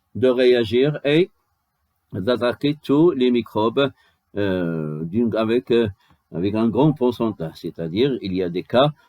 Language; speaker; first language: French; non-native, local second language; Arabic